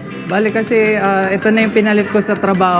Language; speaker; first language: Filipino; native; Filipino